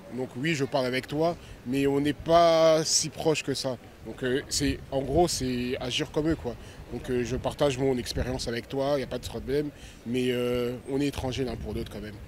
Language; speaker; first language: French; early bilingual, other home language; Lingala